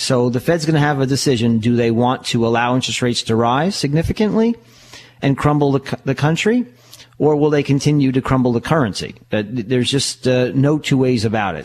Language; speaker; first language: English; native; English